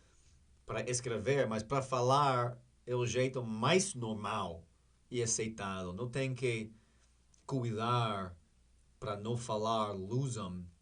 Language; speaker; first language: Portuguese; non-native, learner; English